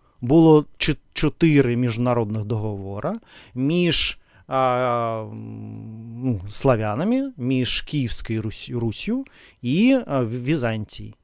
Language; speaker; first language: Ukrainian; non-native, learner; Russian